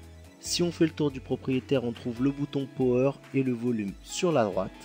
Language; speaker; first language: French; native; French